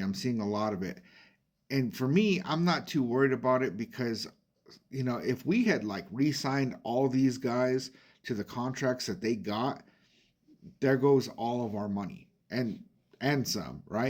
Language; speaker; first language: English; native; English